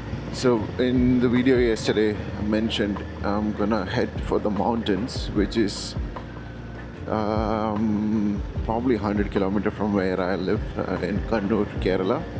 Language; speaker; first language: English; non-native, local second language; Malayalam